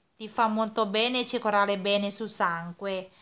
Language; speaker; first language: Italian; non-native, learner; Thai